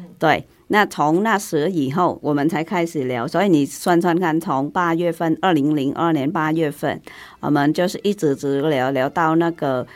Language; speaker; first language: Chinese; non-native, fluent; Vietnamese